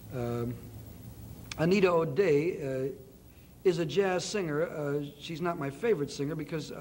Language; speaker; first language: English; native; English